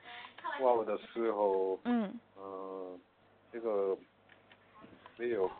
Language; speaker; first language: Chinese; non-native, learner; Korean